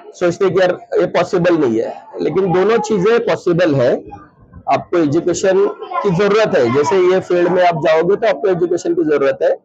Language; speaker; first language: Hindi; non-native, local second language; Marathi